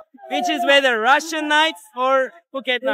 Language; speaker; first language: English; non-native, learner; Turkish